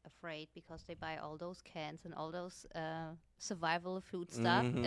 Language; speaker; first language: English; non-native, fluent; German